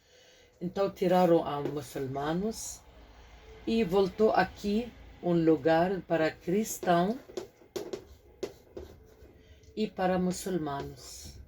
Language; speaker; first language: Portuguese; non-native, fluent; Arabic